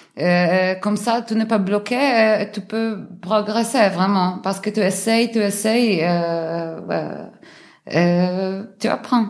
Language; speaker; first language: French; non-native, learner; Polish